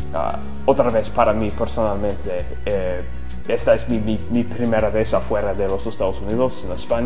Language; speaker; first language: Spanish; non-native, fluent; English